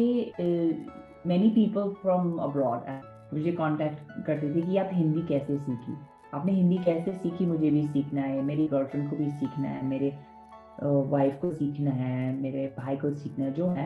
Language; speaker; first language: Hindi; non-native, fluent; English